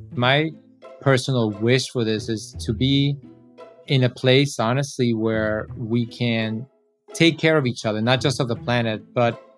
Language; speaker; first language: English; early bilingual, other home language; Spanish